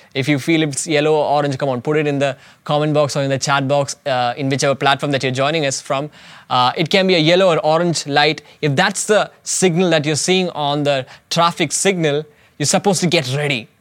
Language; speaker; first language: English; non-native, local second language; Malayalam